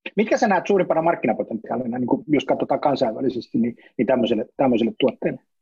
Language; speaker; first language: Finnish; native; Finnish